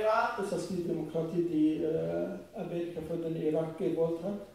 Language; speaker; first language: German; non-native, fluent; Arabic